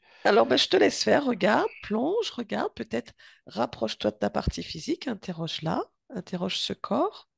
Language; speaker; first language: French; native; French